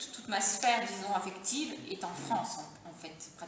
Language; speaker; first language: French; early bilingual, other home language; Italian